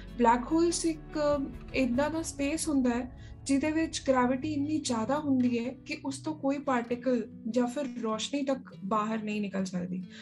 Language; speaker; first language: Punjabi; non-native, local second language; Tamil